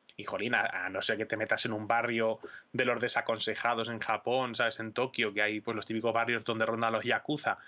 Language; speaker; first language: Spanish; native; Spanish